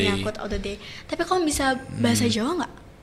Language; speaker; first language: Indonesian; native; Indonesian